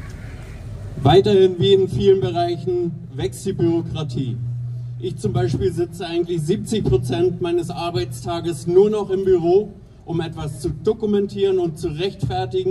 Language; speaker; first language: German; native; German